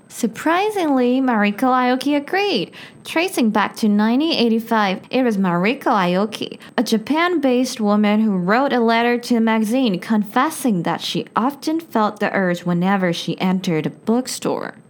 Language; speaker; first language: English; non-native, fluent; Chinese